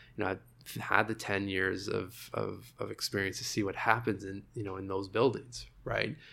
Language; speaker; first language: English; native; English